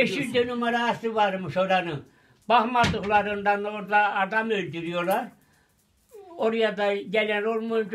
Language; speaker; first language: Turkish; native; Turkish